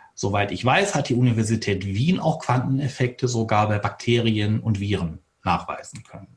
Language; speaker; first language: German; native; German